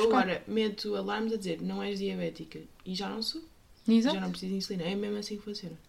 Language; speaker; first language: Portuguese; native; Portuguese